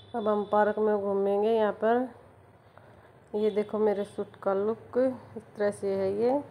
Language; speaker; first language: Hindi; native; Hindi